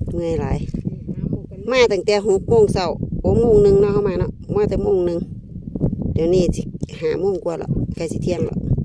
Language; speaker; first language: Thai; native; Thai